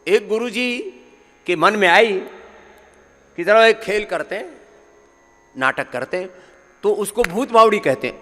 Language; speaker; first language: Hindi; native; Hindi